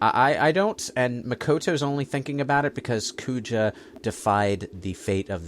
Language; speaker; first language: English; native; English